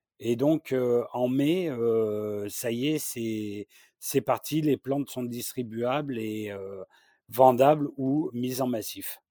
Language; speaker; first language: French; native; French